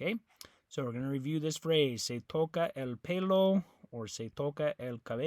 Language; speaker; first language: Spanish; non-native, fluent; English